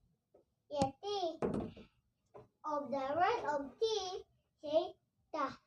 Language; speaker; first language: English; non-native, learner; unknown